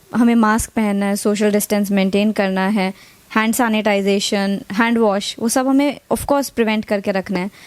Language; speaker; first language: Hindi; non-native, local second language; Gujarati